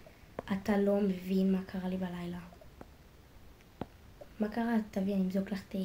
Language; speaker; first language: Hebrew; native; Hebrew